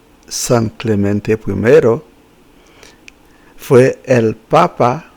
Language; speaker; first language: Spanish; non-native, fluent; Haitian Creole